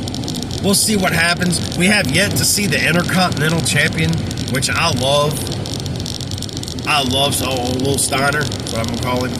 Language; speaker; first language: English; native; English